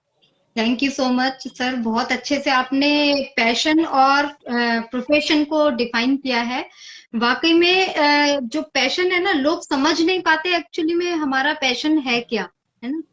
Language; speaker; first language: Hindi; native; Hindi